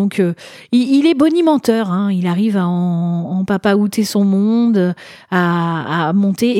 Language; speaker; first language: French; native; French